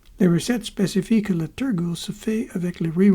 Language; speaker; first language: French; non-native, fluent; English